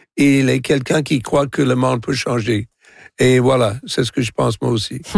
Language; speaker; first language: French; non-native, local second language; English